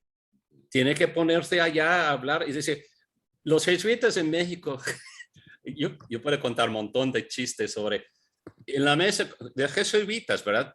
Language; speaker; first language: Spanish; non-native, fluent; English